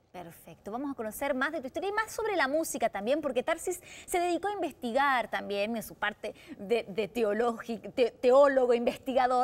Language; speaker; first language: Spanish; native; Spanish